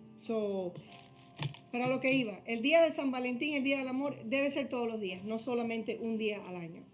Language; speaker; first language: Spanish; early bilingual, heritage; Spanish